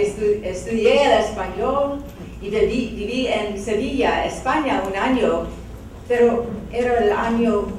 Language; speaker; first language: Spanish; non-native, learner; English